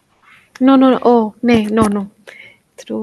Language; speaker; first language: English; non-native, learner; Hindi